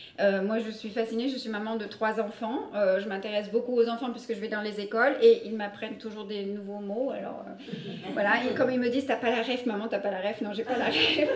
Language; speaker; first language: French; early bilingual, other home language; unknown